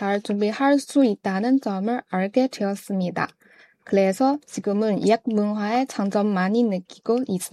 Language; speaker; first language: Korean; non-native, learner; Chinese